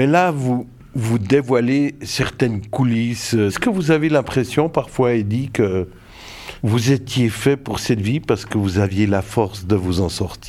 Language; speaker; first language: French; native; French